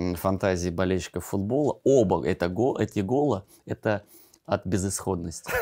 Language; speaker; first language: Russian; native; Russian